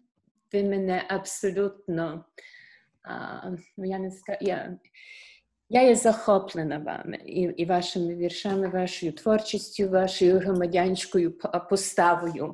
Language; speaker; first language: Ukrainian; early bilingual, heritage; Ukrainian